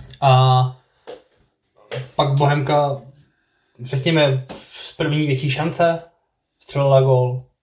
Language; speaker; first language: Czech; native; Czech